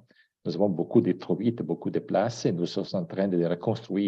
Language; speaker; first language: French; non-native, fluent; Italian